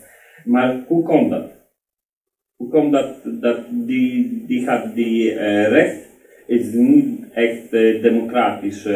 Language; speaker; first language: Dutch; non-native, learner; Polish